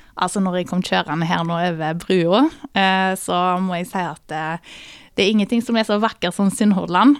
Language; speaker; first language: Norwegian; native; Norwegian